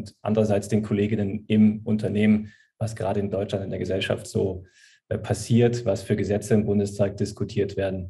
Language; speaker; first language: German; native; German